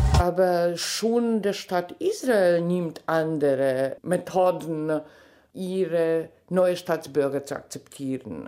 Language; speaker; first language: German; non-native, fluent; Polish